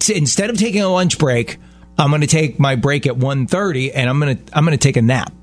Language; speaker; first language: English; native; English